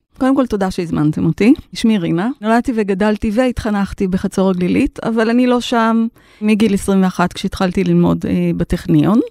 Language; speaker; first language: Hebrew; native; Hebrew